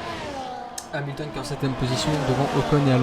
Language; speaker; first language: French; native; French